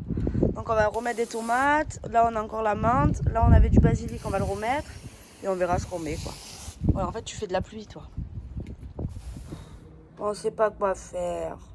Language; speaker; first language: French; native; French